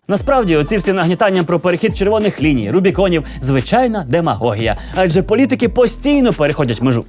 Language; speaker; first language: Ukrainian; native; Ukrainian